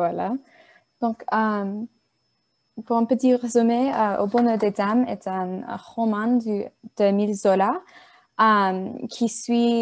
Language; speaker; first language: French; non-native, learner; English